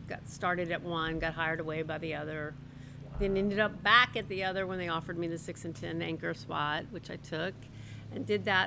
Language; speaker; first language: English; native; English